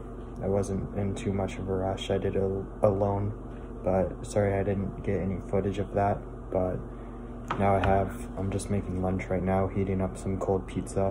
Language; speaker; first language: English; native; English